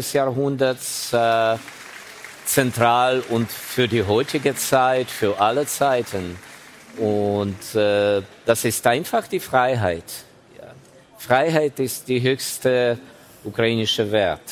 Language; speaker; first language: German; non-native, fluent; Ukrainian